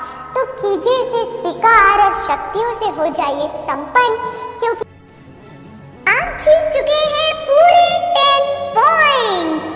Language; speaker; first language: Hindi; native; Hindi